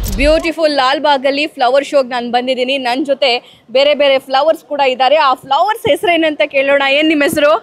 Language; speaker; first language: Kannada; native; Kannada